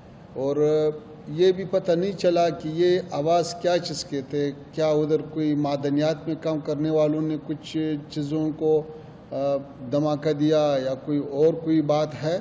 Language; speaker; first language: Hindi; non-native, fluent; Pashto